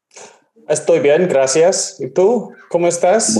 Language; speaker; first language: Spanish; non-native, learner; English